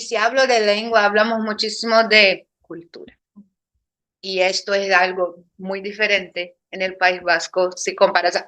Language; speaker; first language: Spanish; non-native, fluent; Portuguese